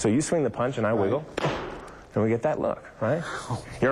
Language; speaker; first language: English; native; English